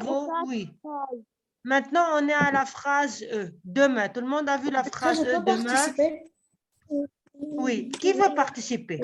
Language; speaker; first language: French; non-native, local second language; Arabic